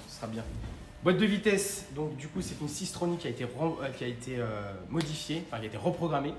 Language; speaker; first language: French; native; French